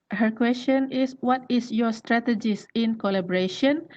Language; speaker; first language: English; non-native, fluent; Malay